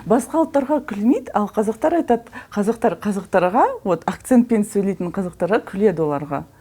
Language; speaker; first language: Kazakh; non-native, learner; Russian